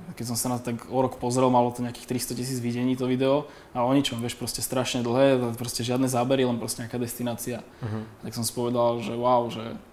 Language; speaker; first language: Slovak; native; Slovak